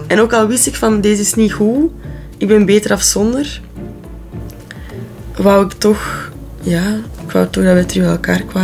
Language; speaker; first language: Dutch; native; Dutch